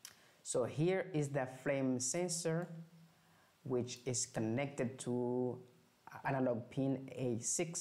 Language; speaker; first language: English; non-native, fluent; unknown